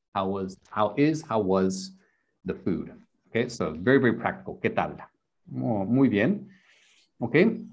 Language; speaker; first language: Spanish; native; Spanish